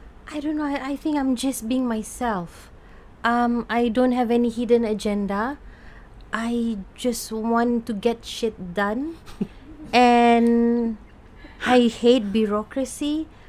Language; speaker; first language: English; non-native, local second language; Malay